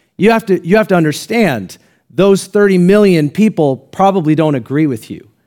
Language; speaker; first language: English; native; English